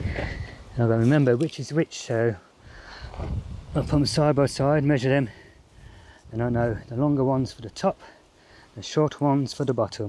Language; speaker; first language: English; native; English